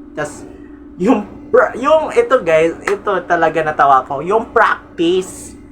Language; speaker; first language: Filipino; non-native, local second language; Cebuano